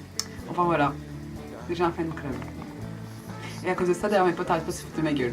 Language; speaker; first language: French; native; French